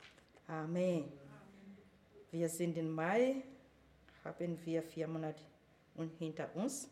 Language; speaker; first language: German; non-native, fluent; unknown